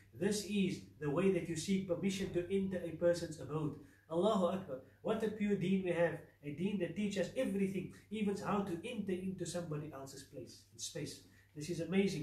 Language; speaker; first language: English; native; English